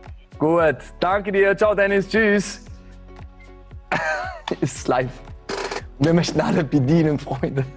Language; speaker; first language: German; native; German